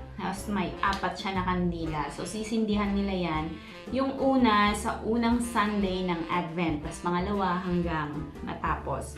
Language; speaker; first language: Filipino; non-native, local second language; Iloko